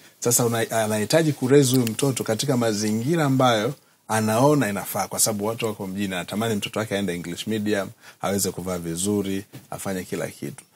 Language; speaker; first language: Swahili; native; Swahili